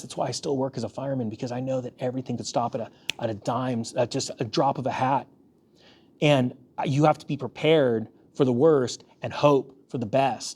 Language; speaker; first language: English; native; English